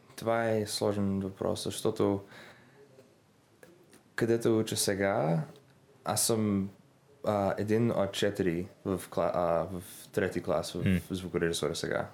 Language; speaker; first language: Bulgarian; non-native, learner; English